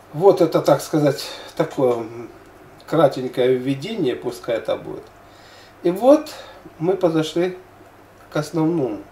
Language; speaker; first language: Russian; native; Russian